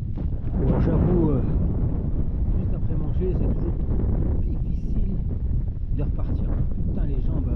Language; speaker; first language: French; native; French